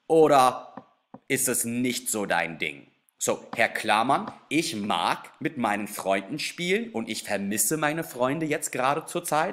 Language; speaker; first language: German; non-native, fluent; English